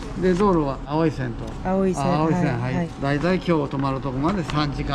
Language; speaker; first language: Japanese; native; Japanese